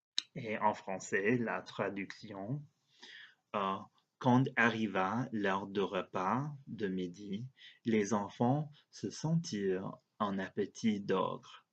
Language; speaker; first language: French; non-native, learner; English